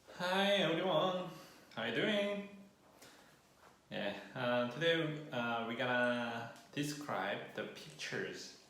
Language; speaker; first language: English; non-native, fluent; Korean